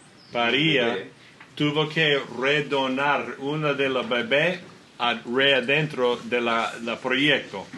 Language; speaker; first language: Spanish; non-native, learner; English